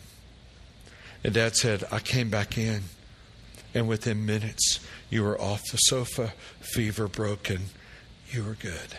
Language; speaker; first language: English; native; English